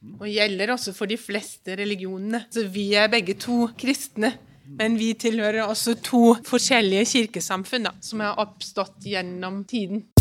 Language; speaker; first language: Norwegian; native; Norwegian